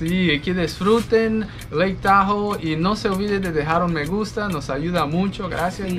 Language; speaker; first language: Spanish; non-native, fluent; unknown